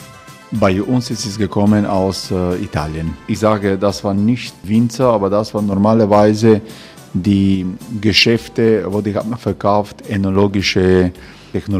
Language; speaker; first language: German; non-native, learner; Croatian